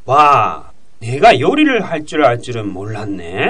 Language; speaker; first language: Korean; non-native, fluent; Japanese